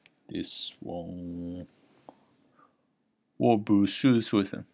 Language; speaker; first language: Chinese; non-native, learner; Japanese